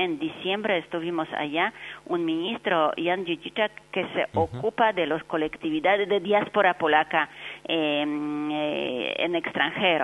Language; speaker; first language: Spanish; non-native, fluent; Polish